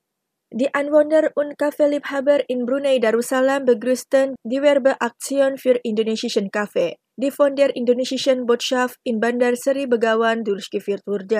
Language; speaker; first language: German; non-native, fluent; Indonesian